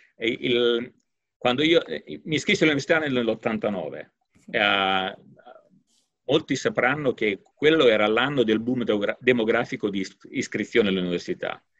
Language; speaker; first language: Italian; native; Italian